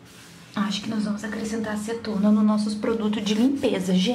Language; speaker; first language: Portuguese; native; Portuguese